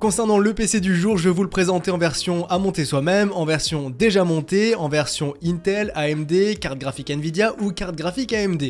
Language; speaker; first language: French; native; French